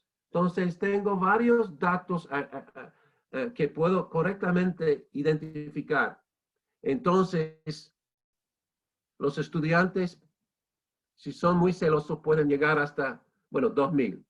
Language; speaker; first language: Spanish; non-native, fluent; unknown